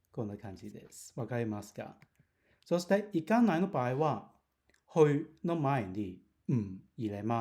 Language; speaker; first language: Japanese; non-native, fluent; Cantonese